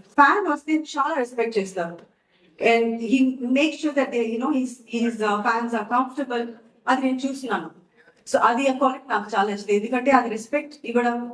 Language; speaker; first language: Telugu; non-native, fluent; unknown